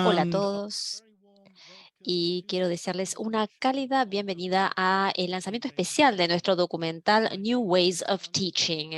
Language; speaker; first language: Spanish; non-native, fluent; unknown